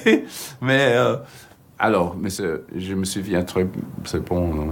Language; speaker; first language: French; non-native, fluent; English